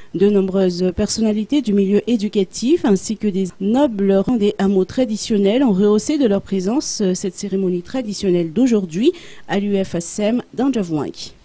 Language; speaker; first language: French; non-native, local second language; Malagasy